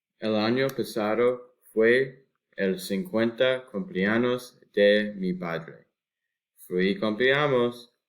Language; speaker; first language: Spanish; non-native, learner; English